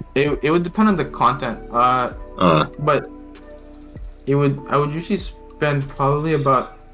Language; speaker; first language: English; non-native, fluent; Filipino